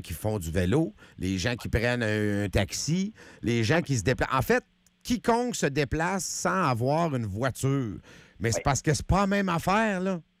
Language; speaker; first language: French; native; French